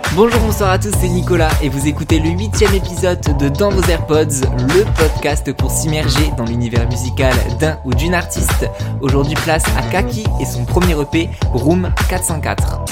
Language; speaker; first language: French; native; French